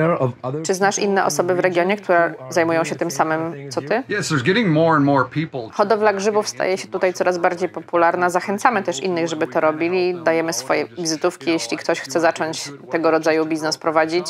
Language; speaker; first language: Polish; native; Polish